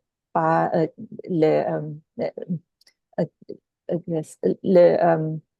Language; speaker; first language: French; non-native, local second language; Filipino